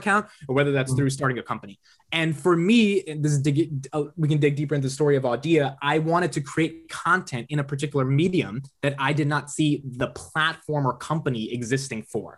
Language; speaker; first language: English; native; English